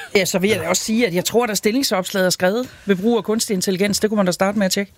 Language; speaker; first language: Danish; native; Danish